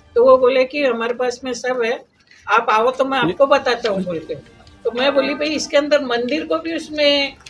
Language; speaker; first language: Hindi; non-native, local second language; Marathi